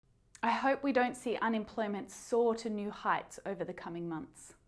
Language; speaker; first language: English; native; English